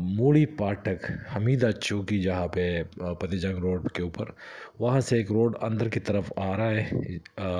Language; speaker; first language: Urdu; non-native, local second language; Punjabi